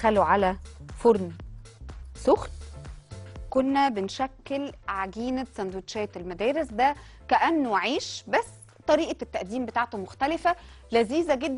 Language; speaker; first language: Arabic; native; Arabic